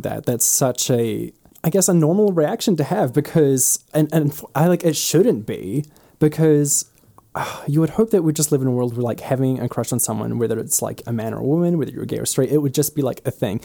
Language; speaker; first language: English; native; English